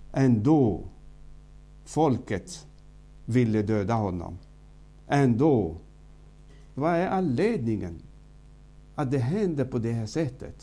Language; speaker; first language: Swedish; non-native, fluent; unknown